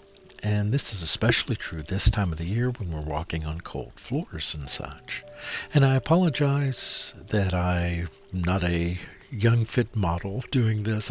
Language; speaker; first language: English; native; English